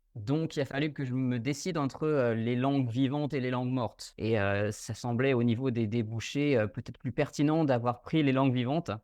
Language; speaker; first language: French; native; French